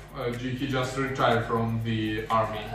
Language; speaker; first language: English; non-native, learner; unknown